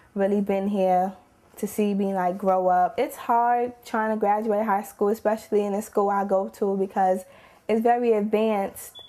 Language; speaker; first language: English; native; English